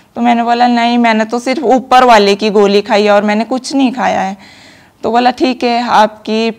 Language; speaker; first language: Hindi; native; Hindi